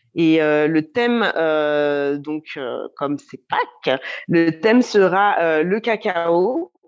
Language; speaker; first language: French; native; French